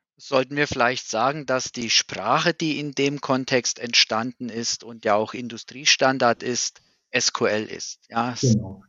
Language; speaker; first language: German; native; German